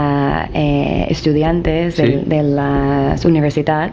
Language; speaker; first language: Catalan; non-native, learner; English